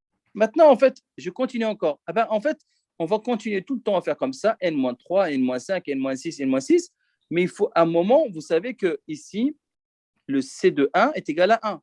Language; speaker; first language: French; native; French